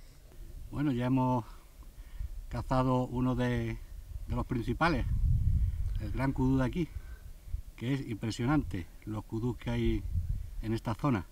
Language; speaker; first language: Spanish; native; Spanish